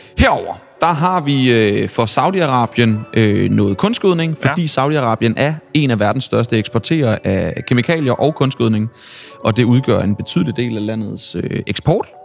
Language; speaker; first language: Danish; native; Danish